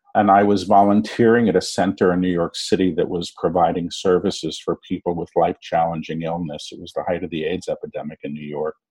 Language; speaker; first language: English; native; English